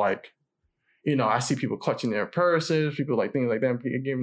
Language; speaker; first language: English; native; English